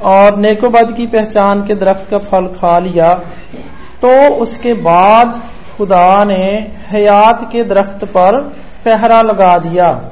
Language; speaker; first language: Urdu; non-native, local second language; Punjabi